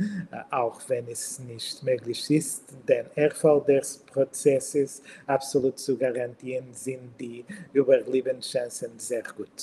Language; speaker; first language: German; non-native, learner; Portuguese